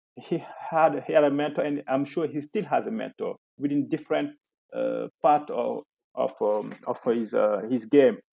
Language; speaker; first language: English; non-native, fluent; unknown